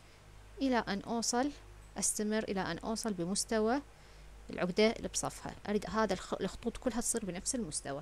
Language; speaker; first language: Arabic; native; Arabic